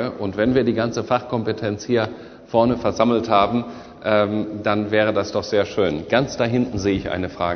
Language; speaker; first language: German; native; German